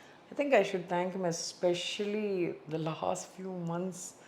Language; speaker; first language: English; non-native, local second language; Tamil